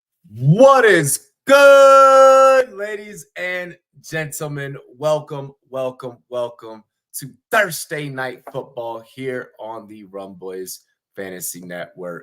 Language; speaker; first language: English; native; English